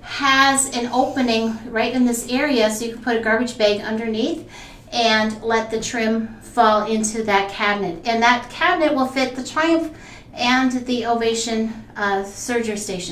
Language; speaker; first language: English; native; English